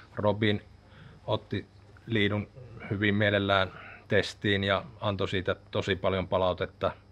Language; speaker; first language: Finnish; native; Finnish